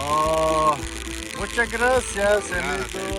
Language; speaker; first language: Spanish; non-native, learner; Mongolian